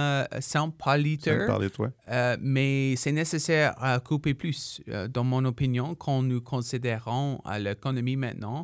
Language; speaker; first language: French; non-native, local second language; English